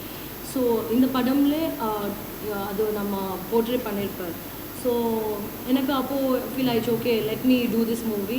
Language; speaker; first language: Tamil; non-native, learner; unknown